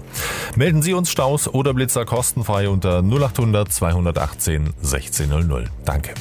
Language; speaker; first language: German; native; German